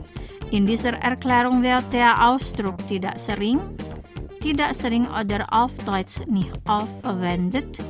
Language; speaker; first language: German; non-native, fluent; Indonesian